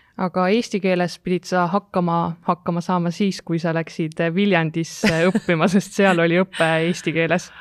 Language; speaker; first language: Estonian; native; Estonian